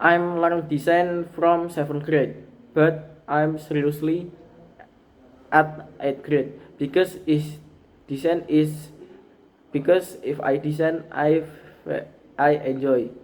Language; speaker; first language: English; non-native, learner; Indonesian